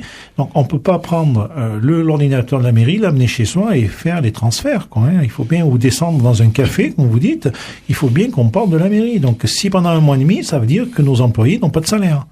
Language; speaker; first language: French; native; French